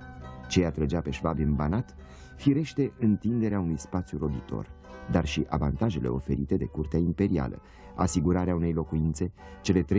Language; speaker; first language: Romanian; native; Romanian